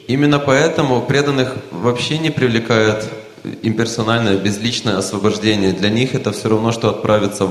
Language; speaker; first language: Russian; native; Russian